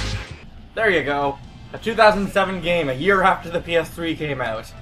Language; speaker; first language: English; native; English